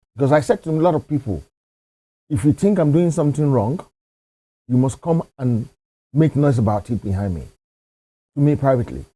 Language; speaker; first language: English; non-native, local second language; Yoruba